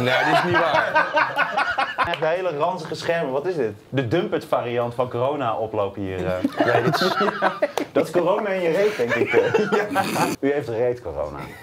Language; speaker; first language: Dutch; native; Dutch